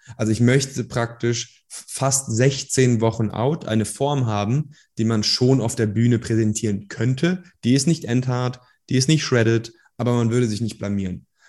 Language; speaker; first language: German; early bilingual, other home language; Persian